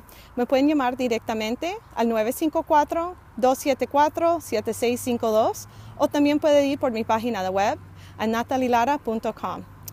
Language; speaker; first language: Spanish; early bilingual, heritage; Spanish